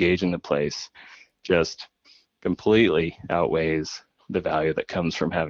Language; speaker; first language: English; native; English